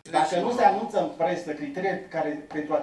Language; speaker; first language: Romanian; native; Romanian